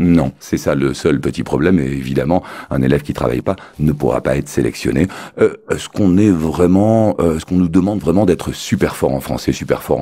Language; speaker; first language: French; native; French